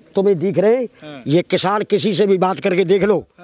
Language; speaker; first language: Hindi; native; Hindi